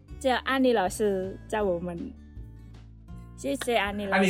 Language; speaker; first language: Chinese; non-native, learner; Indonesian